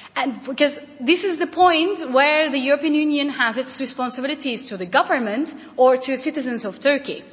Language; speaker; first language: English; non-native, fluent; Turkish